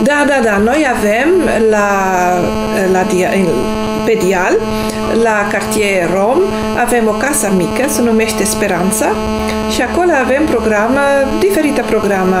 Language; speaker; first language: Romanian; non-native, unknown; Dutch